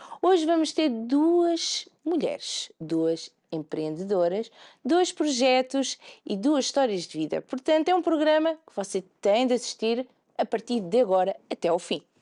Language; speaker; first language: Portuguese; native; Portuguese